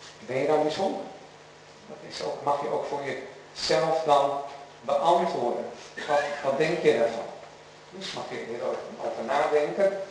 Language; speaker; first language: Dutch; native; Dutch